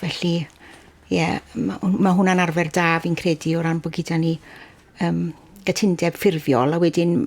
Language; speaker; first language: Welsh; native; Welsh